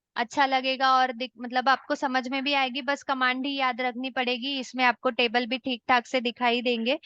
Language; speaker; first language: Hindi; non-native, local second language; Marathi